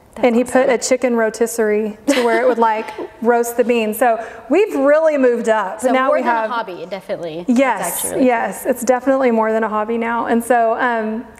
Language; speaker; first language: English; native; English